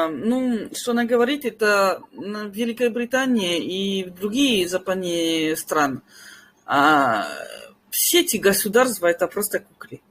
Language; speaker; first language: Russian; non-native, fluent; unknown